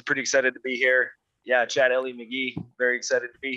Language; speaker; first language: English; native; English